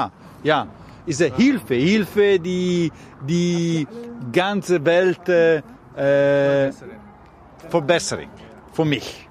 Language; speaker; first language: German; non-native, learner; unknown